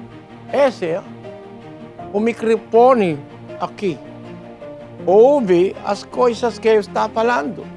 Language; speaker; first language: Portuguese; non-native, learner; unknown